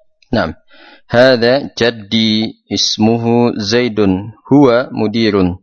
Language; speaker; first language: Arabic; non-native, fluent; Indonesian